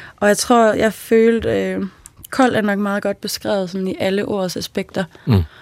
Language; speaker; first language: Danish; early bilingual, other home language; Persian